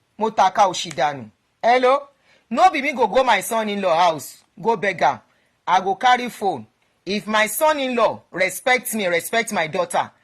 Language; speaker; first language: Nigerian Pidgin; non-native, local second language; Yoruba